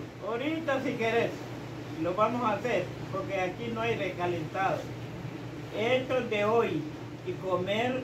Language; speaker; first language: Spanish; native; Spanish